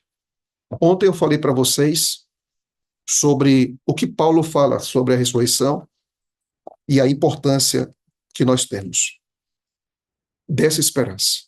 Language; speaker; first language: Portuguese; native; Portuguese